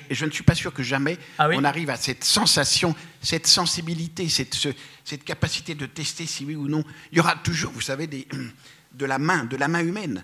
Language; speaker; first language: French; native; French